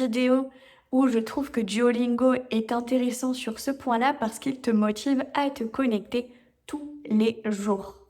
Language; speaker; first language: French; native; French